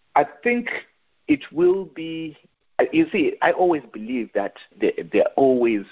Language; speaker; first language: English; non-native, local second language; Shona